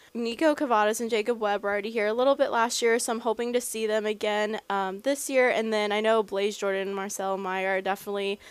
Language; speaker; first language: English; native; English